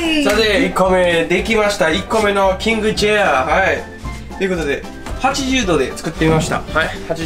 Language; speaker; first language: Japanese; native; Japanese